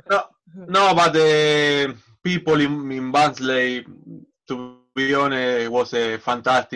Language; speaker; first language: English; non-native, learner; Spanish